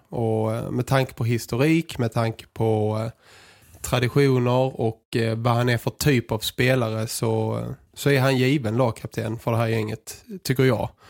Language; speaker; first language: Swedish; native; Swedish